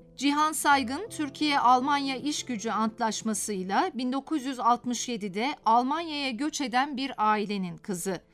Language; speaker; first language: Turkish; native; Turkish